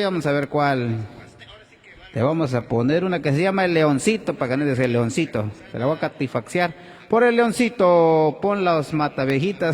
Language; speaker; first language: Spanish; native; Spanish